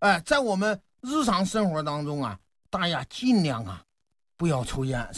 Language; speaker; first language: Chinese; native; Chinese